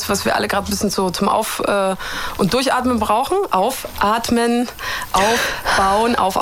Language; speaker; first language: German; native; German